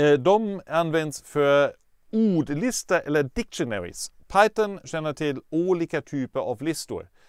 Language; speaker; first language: Swedish; non-native, fluent; German